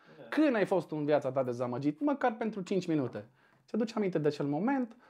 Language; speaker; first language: Romanian; native; Romanian